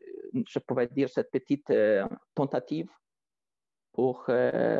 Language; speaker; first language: French; non-native, fluent; Ukrainian